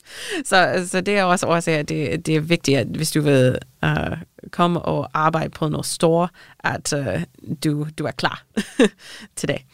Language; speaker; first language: Danish; non-native, fluent; English